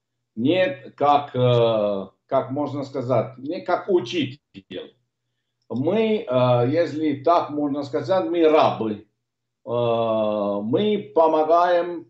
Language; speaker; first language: Russian; non-native, learner; Italian